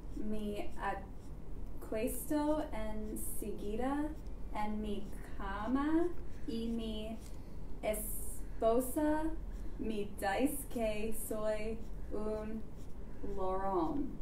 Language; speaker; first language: Spanish; non-native, fluent; English